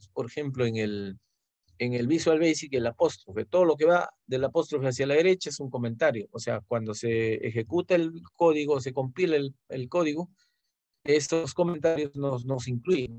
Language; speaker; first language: Spanish; native; Spanish